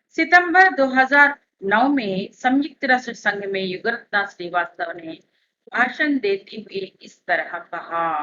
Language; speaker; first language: Hindi; non-native, local second language; Telugu